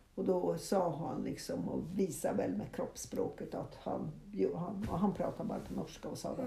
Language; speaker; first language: Swedish; non-native, fluent; Norwegian